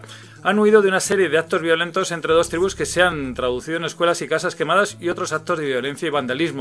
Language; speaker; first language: Spanish; native; Spanish